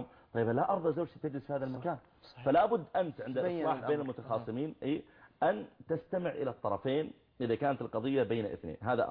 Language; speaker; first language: Arabic; native; Arabic